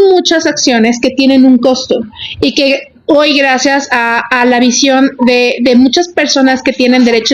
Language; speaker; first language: Spanish; native; Spanish